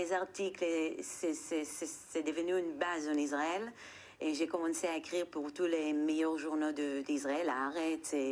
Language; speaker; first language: French; non-native, fluent; Hebrew